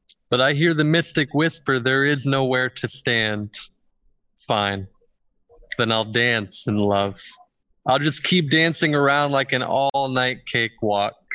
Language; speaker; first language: English; native; English